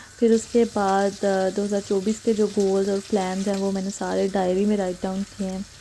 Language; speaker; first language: Urdu; native; Urdu